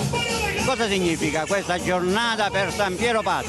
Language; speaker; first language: Italian; native; Italian